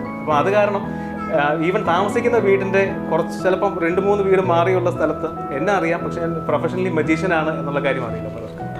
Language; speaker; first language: Malayalam; non-native, local second language; Tamil